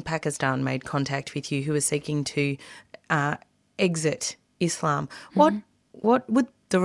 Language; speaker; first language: English; native; English